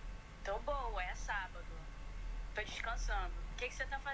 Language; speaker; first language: Portuguese; early bilingual, heritage; Portuguese